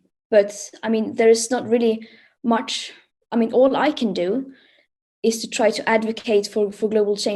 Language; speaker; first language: English; non-native, fluent; Swedish